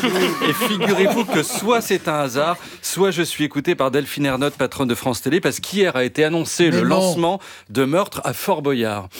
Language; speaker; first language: French; native; French